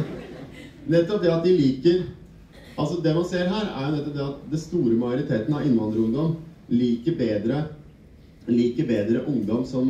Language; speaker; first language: Norwegian; native; Norwegian